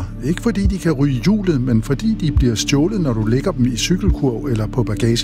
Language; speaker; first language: Danish; native; Danish